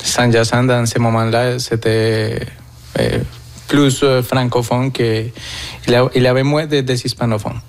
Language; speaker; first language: French; non-native, fluent; Spanish